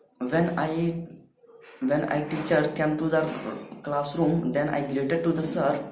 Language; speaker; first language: English; non-native, learner; Hindi